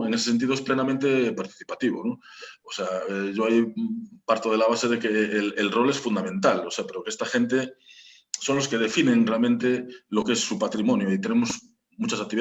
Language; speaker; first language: Spanish; native; Spanish